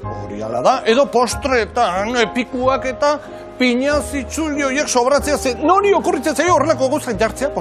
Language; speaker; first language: Basque; native; Basque